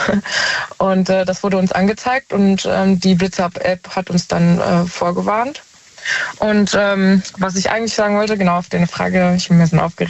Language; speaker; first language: German; native; German